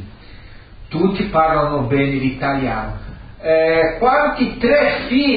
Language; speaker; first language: Italian; early bilingual, heritage; Italian